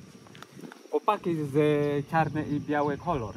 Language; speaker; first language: Polish; non-native, learner; Swahili